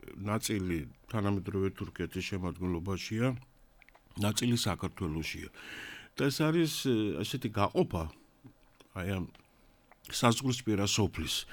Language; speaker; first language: Georgian; native; Georgian